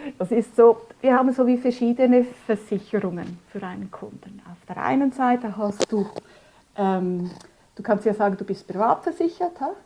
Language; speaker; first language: German; early bilingual, other home language; Spanish